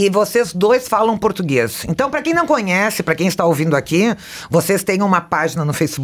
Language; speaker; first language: Portuguese; native; Portuguese